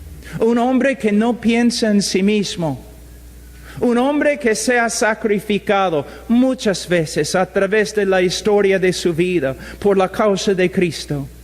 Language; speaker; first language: Spanish; non-native, fluent; English